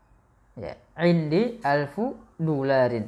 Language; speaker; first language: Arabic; non-native, fluent; Indonesian